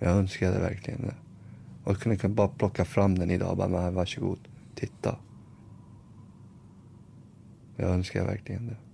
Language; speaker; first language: Swedish; early bilingual, other home language; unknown